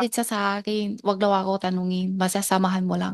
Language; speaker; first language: Filipino; non-native, learner; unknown